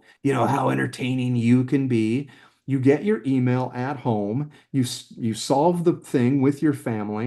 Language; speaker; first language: English; native; English